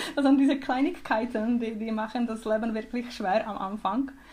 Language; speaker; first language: German; non-native, learner; Czech